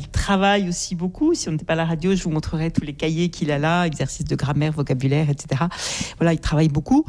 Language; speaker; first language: French; native; French